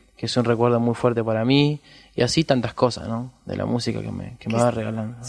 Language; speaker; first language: Spanish; native; Spanish